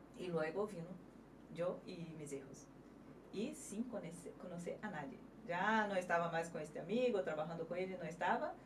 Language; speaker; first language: Spanish; non-native, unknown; Portuguese